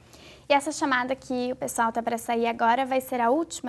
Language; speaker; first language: Portuguese; native; Portuguese